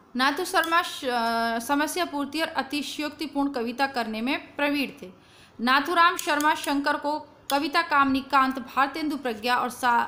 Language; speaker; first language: Hindi; native; Hindi